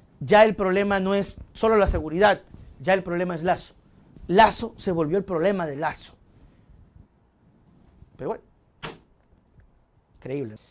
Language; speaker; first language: Spanish; native; Spanish